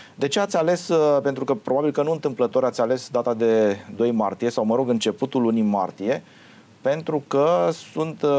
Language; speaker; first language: Romanian; native; Romanian